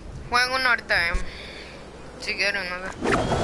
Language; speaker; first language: Spanish; early bilingual, heritage; Spanish